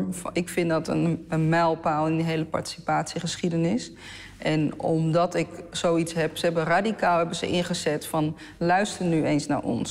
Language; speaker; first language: Dutch; native; Dutch